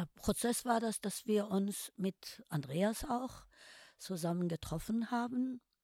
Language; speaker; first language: German; non-native, fluent; Persian